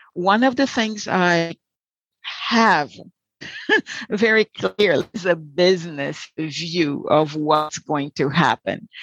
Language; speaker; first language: English; non-native, fluent; Portuguese